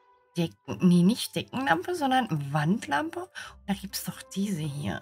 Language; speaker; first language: German; native; German